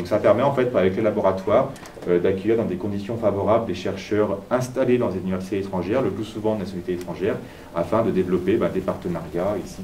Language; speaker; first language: French; native; French